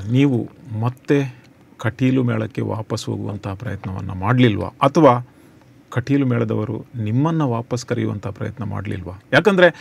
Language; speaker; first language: Kannada; native; Kannada